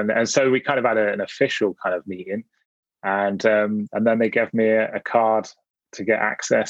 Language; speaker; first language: English; native; English